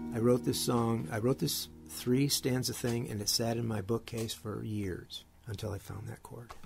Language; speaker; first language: English; native; English